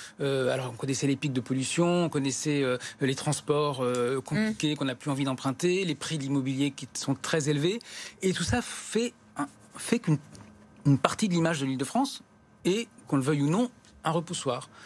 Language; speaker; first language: French; native; French